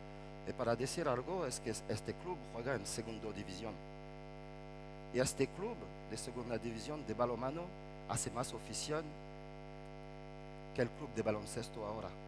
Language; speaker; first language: Spanish; non-native, fluent; French